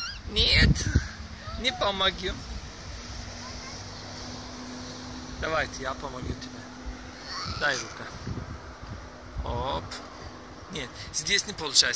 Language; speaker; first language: Russian; non-native, learner; Turkish